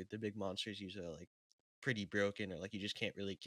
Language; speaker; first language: English; native; English